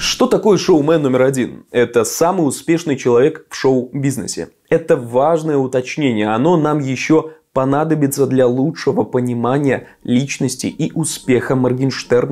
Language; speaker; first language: Russian; native; Russian